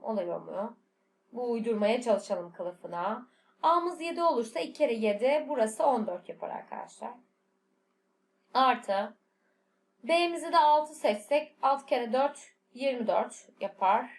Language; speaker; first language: Turkish; native; Turkish